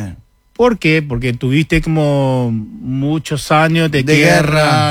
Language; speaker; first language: Spanish; non-native, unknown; Chinese